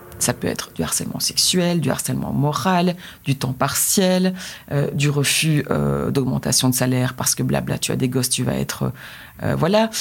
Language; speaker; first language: French; native; French